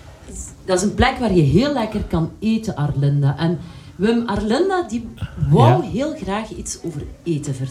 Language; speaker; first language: Dutch; native; Dutch